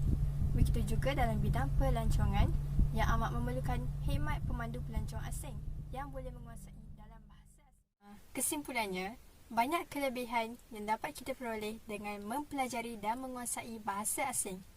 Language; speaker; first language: Malay; native; Malay